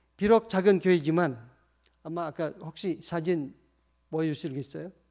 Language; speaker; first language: Korean; non-native, fluent; Indonesian